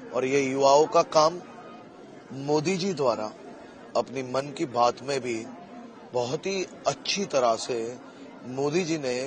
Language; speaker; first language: Hindi; non-native, local second language; Gujarati